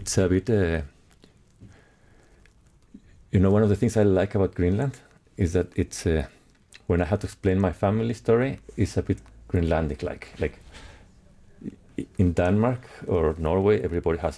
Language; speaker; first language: English; non-native, fluent; Spanish